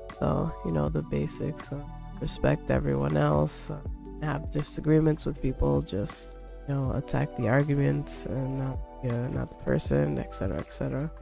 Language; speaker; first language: English; native; English